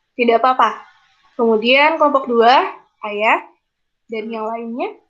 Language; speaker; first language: Indonesian; native; Indonesian